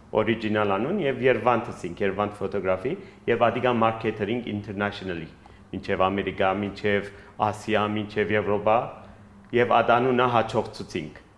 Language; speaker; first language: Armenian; early bilingual, heritage; Armenian